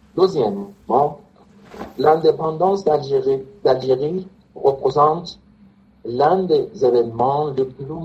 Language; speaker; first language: French; non-native, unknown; Persian